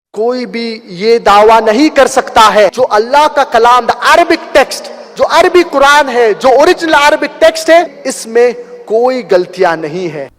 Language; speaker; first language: Urdu; non-native, local second language; Konkani